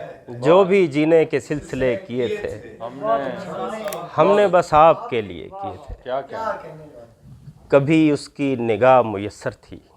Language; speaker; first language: Urdu; native; Urdu